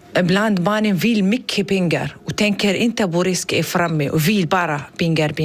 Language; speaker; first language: Swedish; non-native, learner; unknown